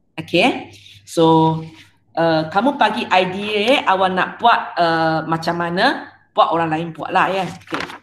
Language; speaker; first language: Malay; non-native, local second language; Chinese